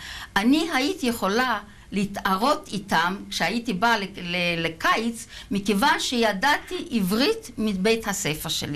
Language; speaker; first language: Hebrew; non-native, fluent; Yiddish